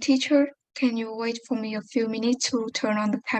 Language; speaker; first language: English; non-native, learner; Vietnamese